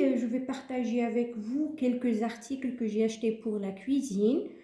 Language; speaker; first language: French; non-native, local second language; Arabic